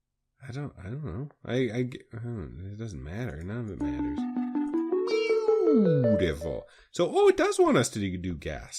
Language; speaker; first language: English; native; English